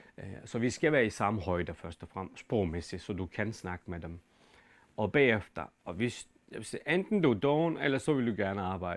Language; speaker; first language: Danish; non-native, fluent; Turkish